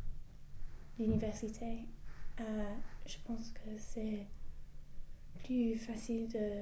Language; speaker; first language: French; non-native, learner; English